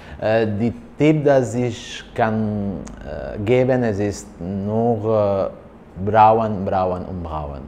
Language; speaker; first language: German; non-native, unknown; Italian